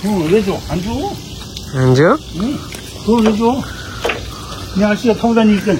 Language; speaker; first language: Korean; non-native, learner; Bangla